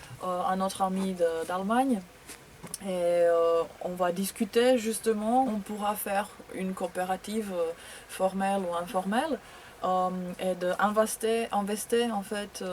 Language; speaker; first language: French; non-native, fluent; Croatian